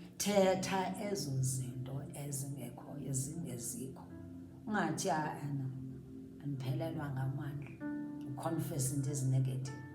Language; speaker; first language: Xhosa; native; Xhosa